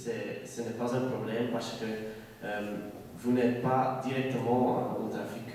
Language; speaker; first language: French; non-native, learner; Dutch